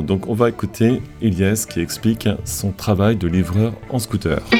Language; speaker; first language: French; native; French